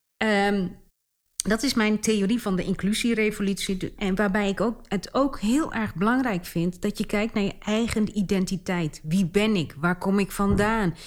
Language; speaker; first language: Dutch; early bilingual, other home language; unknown